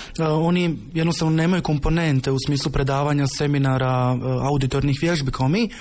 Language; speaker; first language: Croatian; native; Croatian